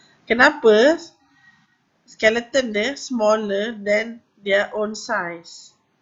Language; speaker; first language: English; non-native, local second language; Malay